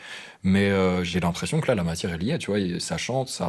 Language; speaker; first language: French; native; French